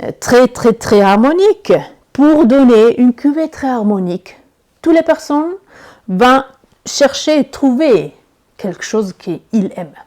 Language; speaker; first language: French; non-native, learner; Italian